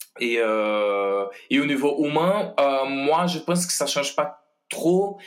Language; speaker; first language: French; non-native, fluent; Portuguese